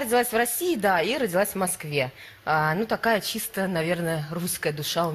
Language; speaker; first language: Russian; native; Russian